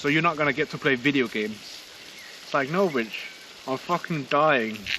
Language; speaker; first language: English; non-native, fluent; Danish